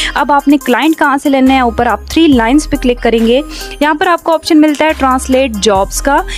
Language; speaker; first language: Urdu; non-native, local second language; Punjabi